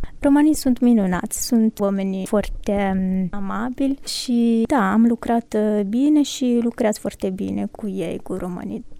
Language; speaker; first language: Romanian; non-native, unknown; Italian